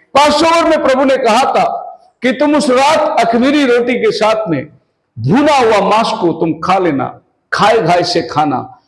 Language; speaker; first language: Hindi; non-native, local second language; Tamil